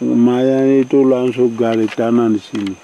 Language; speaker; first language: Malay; non-native, local second language; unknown